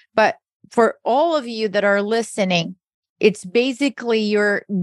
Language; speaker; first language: English; early bilingual, other home language; Portuguese